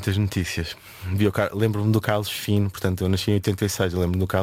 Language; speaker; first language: Portuguese; native; Portuguese